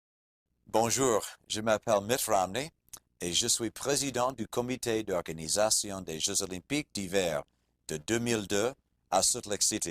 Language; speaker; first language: French; non-native, fluent; English